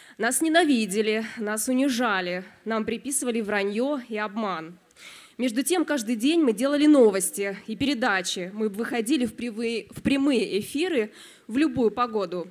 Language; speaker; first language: Russian; native; Russian